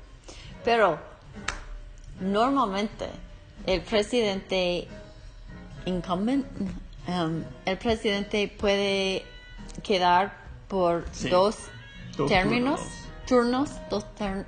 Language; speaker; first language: Spanish; non-native, learner; English